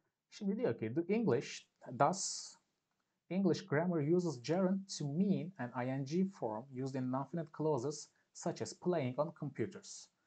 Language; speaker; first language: English; non-native, fluent; Turkish